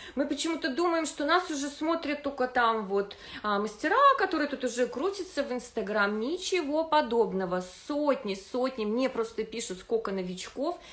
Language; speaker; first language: Russian; native; Russian